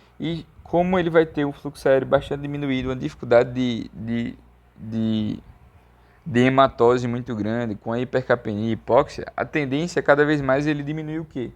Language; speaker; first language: Portuguese; native; Portuguese